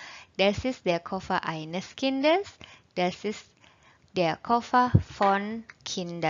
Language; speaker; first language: German; non-native, fluent; Indonesian